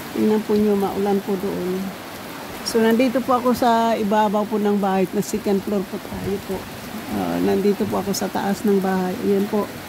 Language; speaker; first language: Filipino; non-native, local second language; Cebuano